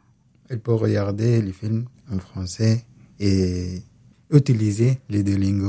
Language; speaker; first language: French; non-native, learner; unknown